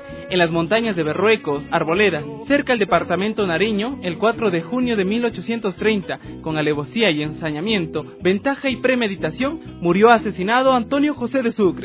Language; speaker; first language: Spanish; native; Spanish